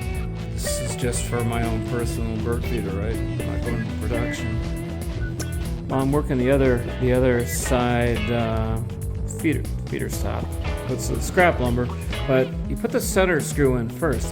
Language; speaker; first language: English; native; English